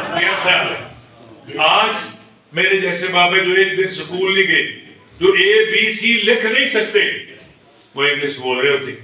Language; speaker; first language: Urdu; non-native, local second language; Punjabi